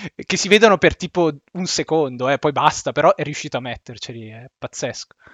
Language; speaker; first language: Italian; native; Italian